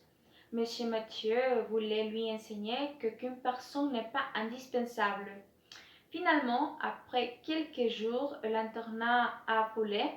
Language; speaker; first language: French; non-native, learner; Spanish